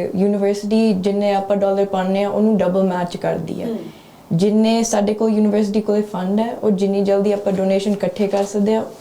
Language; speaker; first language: Punjabi; early bilingual, heritage; Punjabi